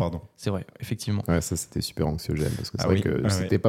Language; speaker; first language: French; native; French